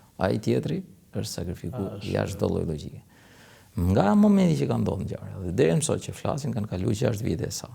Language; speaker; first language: Albanian; native; Albanian